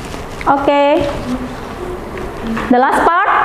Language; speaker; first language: English; non-native, fluent; Indonesian